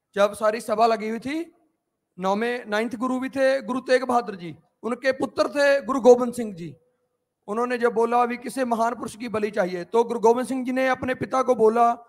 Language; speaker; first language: Hindi; non-native, local second language; Punjabi